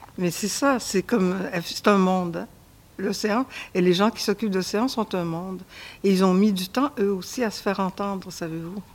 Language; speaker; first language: French; native; French